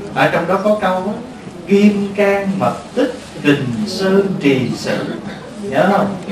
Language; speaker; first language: Vietnamese; native; Vietnamese